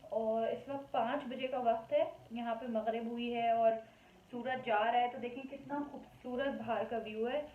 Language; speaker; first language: Urdu; native; Urdu